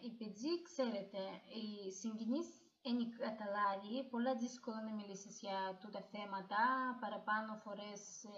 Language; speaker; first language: Greek; non-native, learner; Russian